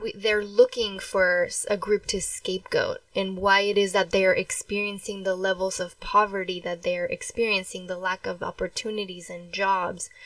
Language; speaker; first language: English; early bilingual, other home language; Spanish